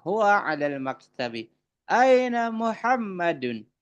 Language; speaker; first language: Arabic; non-native, fluent; Indonesian